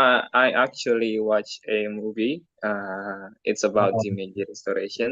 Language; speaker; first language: English; non-native, learner; Indonesian